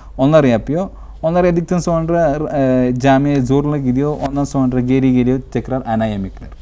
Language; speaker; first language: Turkish; non-native, fluent; Malayalam